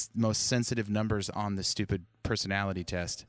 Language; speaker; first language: English; native; English